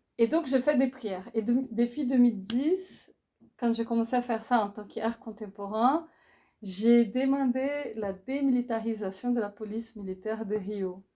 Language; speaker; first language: French; non-native, fluent; Portuguese